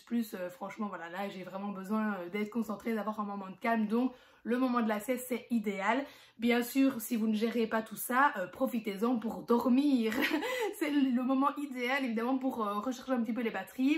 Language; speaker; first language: French; native; French